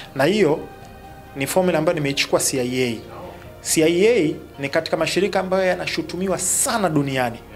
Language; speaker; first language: Swahili; native; Swahili